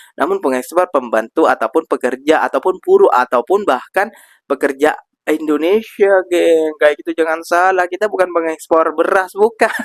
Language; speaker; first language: Indonesian; native; Indonesian